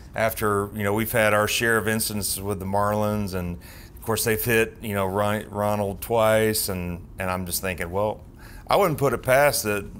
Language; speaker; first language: English; native; English